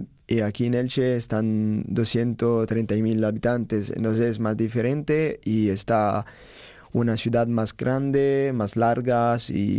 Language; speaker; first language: Spanish; non-native, learner; Italian